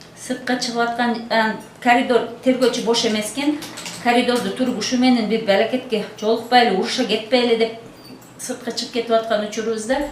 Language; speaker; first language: Kyrgyz; native; Kyrgyz